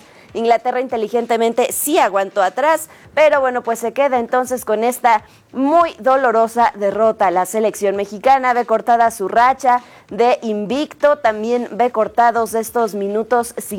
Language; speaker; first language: Spanish; native; Spanish